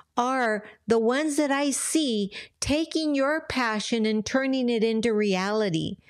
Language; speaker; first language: English; early bilingual, other home language; Spanish